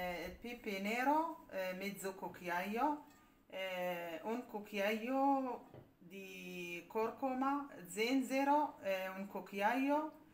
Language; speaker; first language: Italian; non-native, learner; Arabic